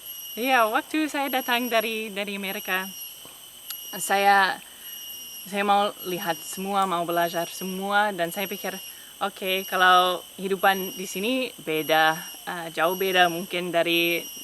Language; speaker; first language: Indonesian; non-native, fluent; English